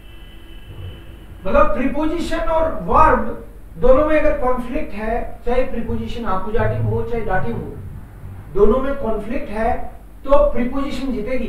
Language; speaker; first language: Hindi; native; Hindi